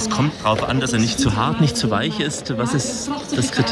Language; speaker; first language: German; native; German